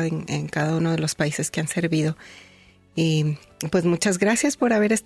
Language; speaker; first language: Spanish; native; Spanish